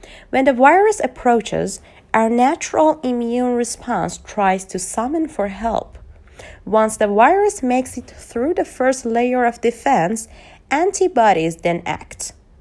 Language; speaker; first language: English; non-native, fluent; Persian